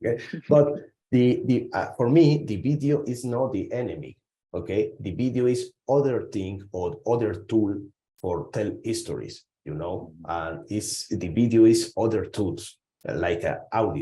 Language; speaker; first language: English; non-native, learner; Spanish